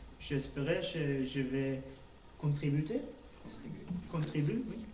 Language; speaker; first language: French; non-native, learner; Norwegian